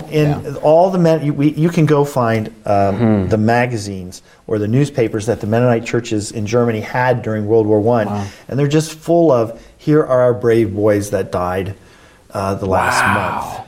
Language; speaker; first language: English; native; English